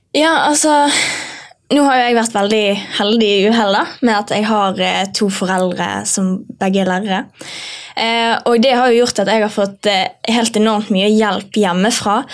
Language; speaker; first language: Norwegian; native; Norwegian